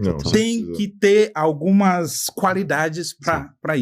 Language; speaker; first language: Portuguese; non-native, fluent; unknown